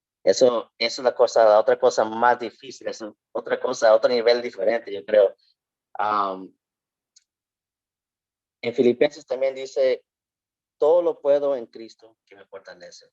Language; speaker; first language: Spanish; early bilingual, heritage; Spanish